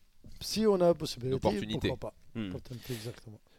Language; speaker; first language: French; non-native, learner; Arabic